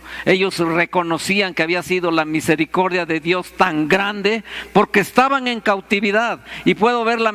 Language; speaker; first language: Spanish; native; Spanish